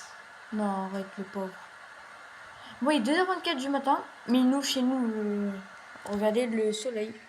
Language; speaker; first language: French; native; French